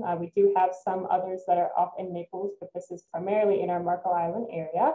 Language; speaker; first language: English; native; English